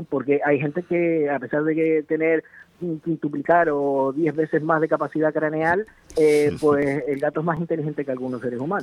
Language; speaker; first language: Spanish; native; Spanish